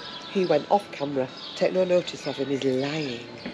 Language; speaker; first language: English; native; English